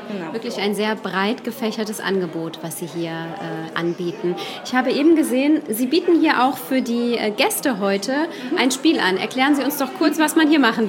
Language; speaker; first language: German; native; German